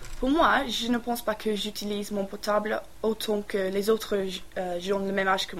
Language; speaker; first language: French; non-native, learner; English